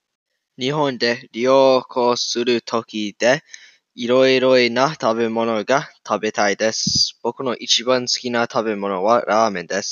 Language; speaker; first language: Japanese; non-native, learner; English